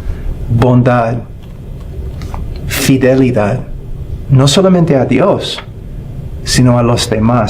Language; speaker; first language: Spanish; non-native, fluent; English